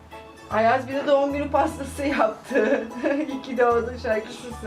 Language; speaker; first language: Turkish; native; Turkish